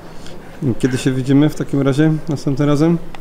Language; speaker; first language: Polish; native; Polish